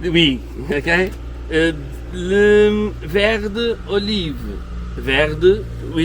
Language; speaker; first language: French; non-native, learner; Portuguese